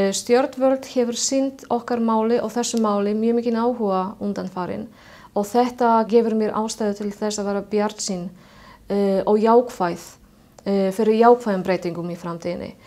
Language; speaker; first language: Icelandic; non-native, fluent; Polish